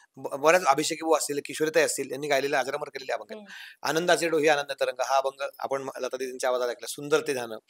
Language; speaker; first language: Marathi; native; Marathi